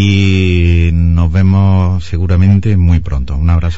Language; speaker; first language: Spanish; native; Spanish